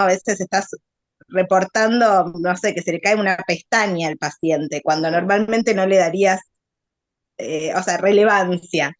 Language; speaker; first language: Spanish; native; Spanish